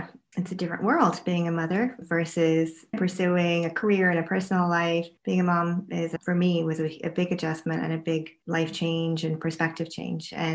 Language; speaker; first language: English; native; English